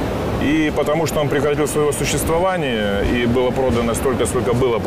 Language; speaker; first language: Russian; native; Russian